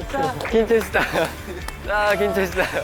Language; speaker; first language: Japanese; non-native, learner; Korean